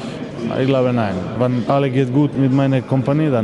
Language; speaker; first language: German; non-native, learner; Macedonian